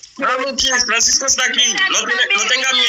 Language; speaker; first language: Spanish; non-native, fluent; Haitian Creole